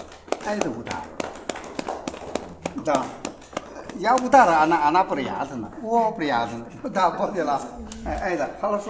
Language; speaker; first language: Russian; non-native, learner; Chinese